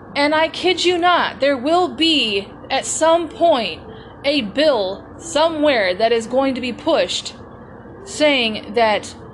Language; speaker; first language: English; native; English